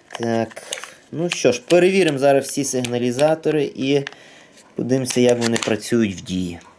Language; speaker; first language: Ukrainian; native; Ukrainian